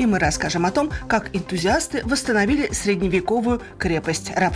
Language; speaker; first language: Russian; native; Russian